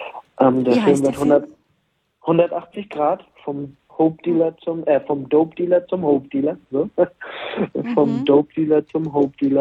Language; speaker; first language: German; native; German